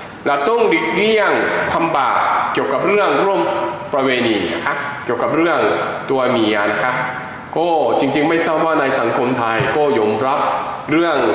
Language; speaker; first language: Thai; non-native, fluent; Korean